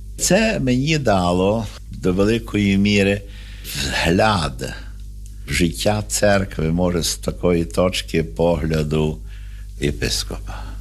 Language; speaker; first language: Ukrainian; early bilingual, heritage; Ukrainian